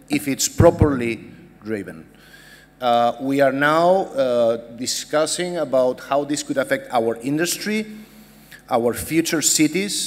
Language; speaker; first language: English; non-native, fluent; Spanish